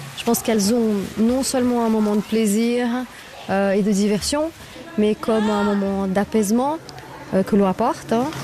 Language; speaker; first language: French; non-native, fluent; Portuguese